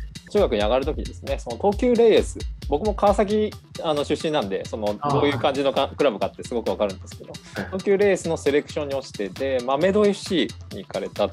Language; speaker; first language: Japanese; native; Japanese